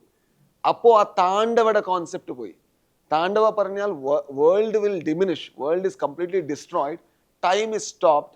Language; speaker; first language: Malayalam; non-native, learner; Tulu